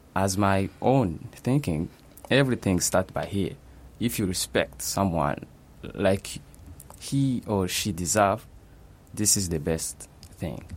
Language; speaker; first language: English; non-native, local second language; Kinyarwanda